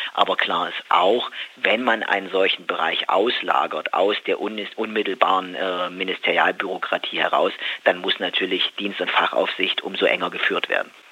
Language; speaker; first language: German; native; German